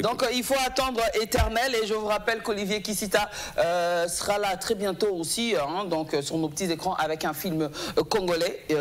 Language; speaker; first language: French; native; French